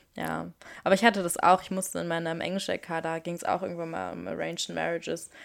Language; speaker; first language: German; native; German